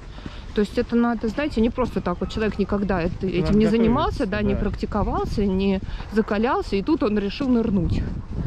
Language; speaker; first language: Russian; native; Russian